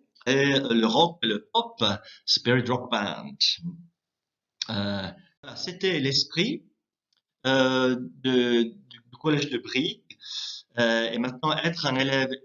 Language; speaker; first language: French; non-native, local second language; German